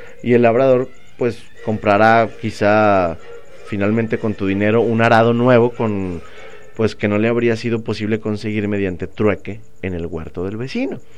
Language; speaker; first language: Spanish; native; Spanish